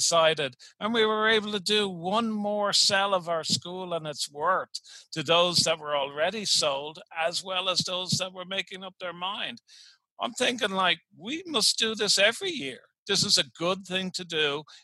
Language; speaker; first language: English; native; English